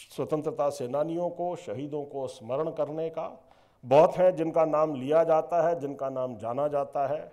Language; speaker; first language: Hindi; native; Hindi